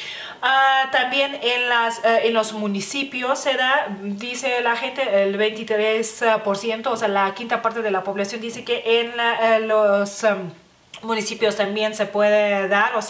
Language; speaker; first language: Spanish; non-native, fluent; Lithuanian